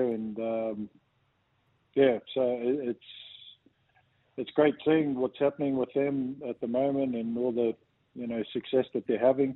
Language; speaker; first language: English; native; English